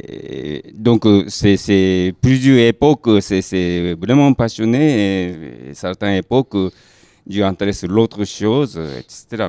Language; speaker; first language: French; non-native, learner; Japanese